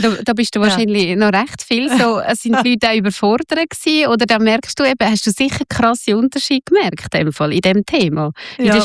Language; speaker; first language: German; native; German